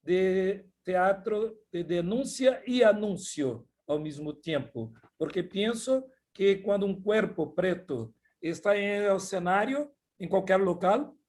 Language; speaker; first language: Portuguese; non-native, fluent; Spanish